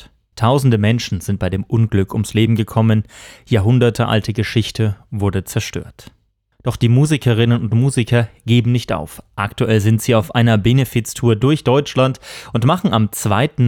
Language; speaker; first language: German; native; German